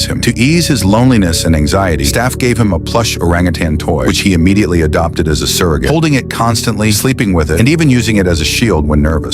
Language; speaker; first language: English; native; English